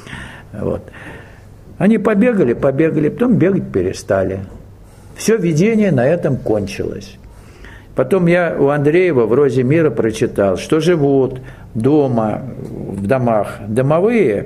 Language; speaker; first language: Russian; native; Russian